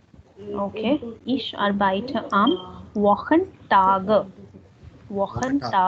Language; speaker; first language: German; non-native, learner; Hindi